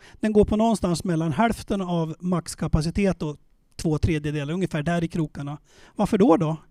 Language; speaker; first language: Swedish; native; Swedish